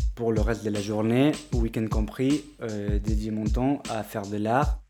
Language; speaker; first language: French; non-native, fluent; Spanish